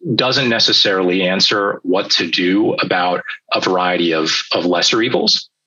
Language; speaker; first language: English; native; English